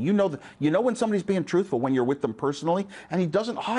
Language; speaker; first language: English; native; English